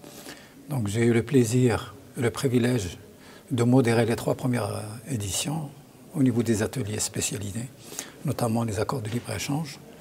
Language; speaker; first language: French; non-native, local second language; Arabic